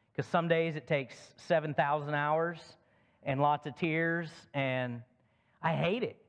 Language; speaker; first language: English; native; English